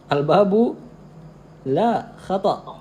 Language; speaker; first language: Arabic; non-native, fluent; Indonesian